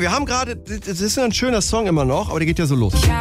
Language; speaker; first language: German; native; German